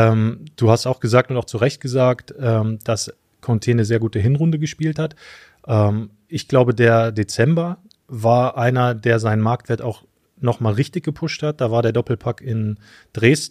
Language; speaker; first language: German; native; German